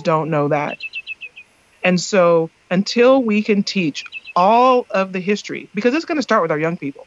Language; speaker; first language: English; native; English